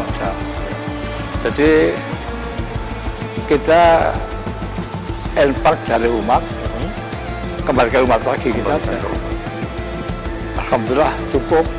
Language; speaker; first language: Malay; non-native, local second language; Javanese